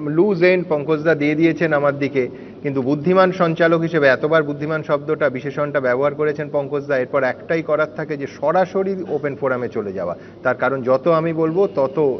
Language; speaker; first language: Bangla; native; Bangla